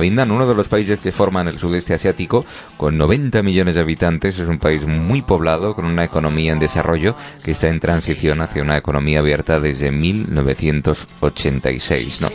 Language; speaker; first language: Spanish; native; Spanish